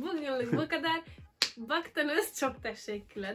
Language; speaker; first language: Turkish; non-native, learner; Hungarian